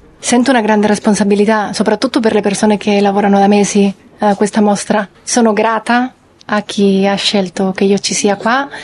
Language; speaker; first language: Italian; non-native, fluent; Spanish